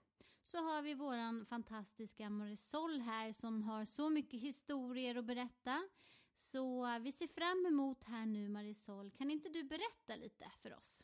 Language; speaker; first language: Swedish; non-native, local second language; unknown